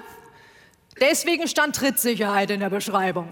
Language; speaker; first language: German; native; German